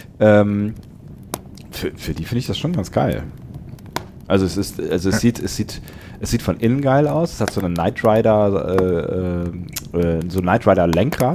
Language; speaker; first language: German; native; German